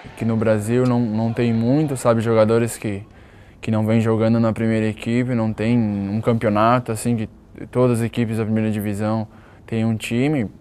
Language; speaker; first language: Portuguese; native; Portuguese